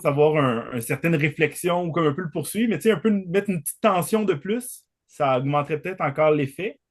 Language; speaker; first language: French; native; French